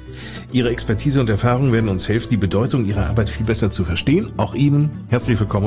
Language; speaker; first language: German; native; German